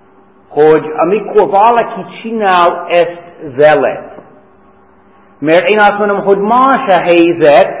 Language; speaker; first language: Hungarian; non-native, fluent; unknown